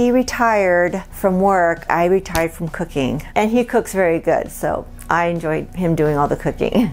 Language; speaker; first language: English; non-native, fluent; Spanish